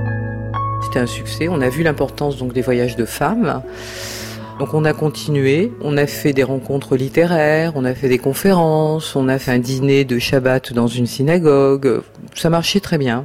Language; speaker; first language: French; native; French